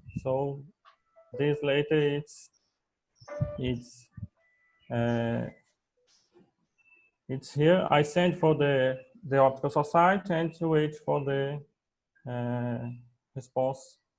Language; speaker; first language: English; non-native, learner; Portuguese